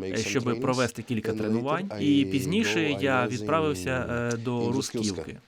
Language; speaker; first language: Ukrainian; early bilingual, heritage; Portuguese